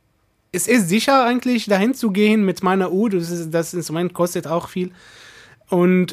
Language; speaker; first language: German; non-native, fluent; Arabic